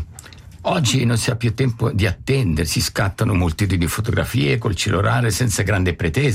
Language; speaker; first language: Italian; native; Italian